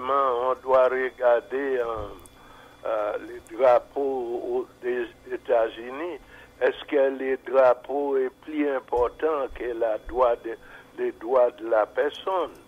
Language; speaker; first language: French; non-native, fluent; English